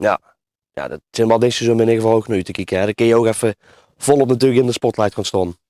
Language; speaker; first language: Dutch; native; Dutch